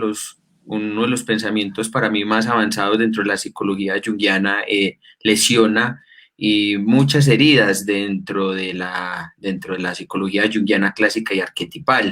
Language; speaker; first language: Spanish; native; Spanish